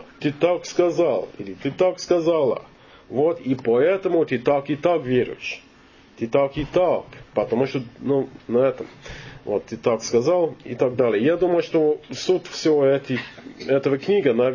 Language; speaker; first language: Russian; non-native, learner; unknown